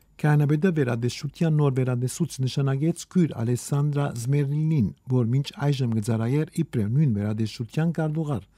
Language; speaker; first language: Armenian; native; Armenian